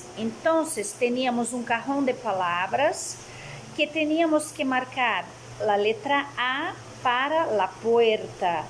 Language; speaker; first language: Spanish; non-native, fluent; Portuguese